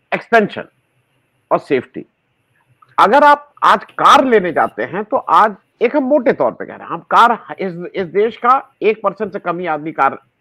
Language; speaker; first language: Hindi; native; Hindi